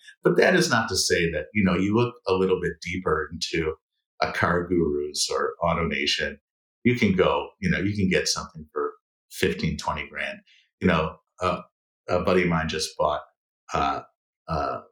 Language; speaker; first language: English; native; English